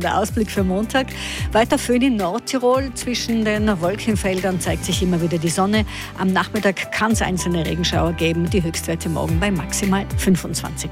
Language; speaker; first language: German; native; German